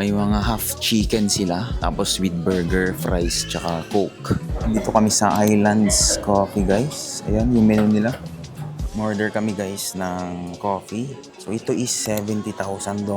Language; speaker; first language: Filipino; native; Filipino